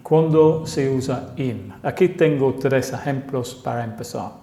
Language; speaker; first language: Spanish; non-native, fluent; English